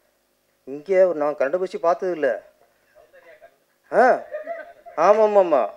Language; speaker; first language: Tamil; native; Tamil